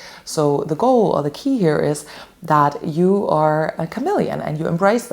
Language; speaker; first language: English; non-native, fluent; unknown